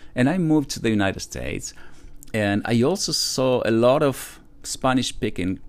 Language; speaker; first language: English; non-native, fluent; Spanish